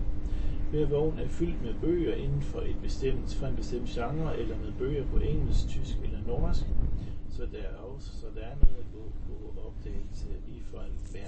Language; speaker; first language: Danish; native; Danish